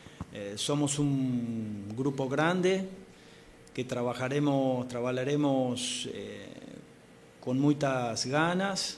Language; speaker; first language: Portuguese; non-native, learner; Spanish